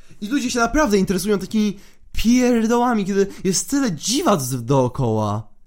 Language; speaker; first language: Polish; native; Polish